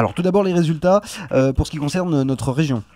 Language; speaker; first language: French; native; French